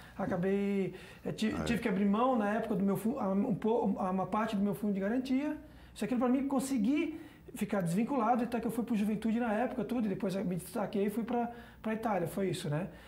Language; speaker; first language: Portuguese; native; Portuguese